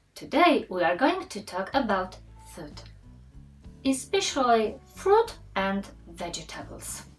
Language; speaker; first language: English; non-native, fluent; Polish